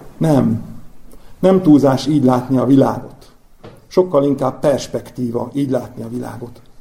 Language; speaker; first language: Hungarian; native; Hungarian